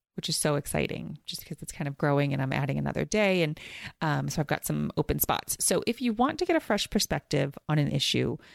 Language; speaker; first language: English; native; English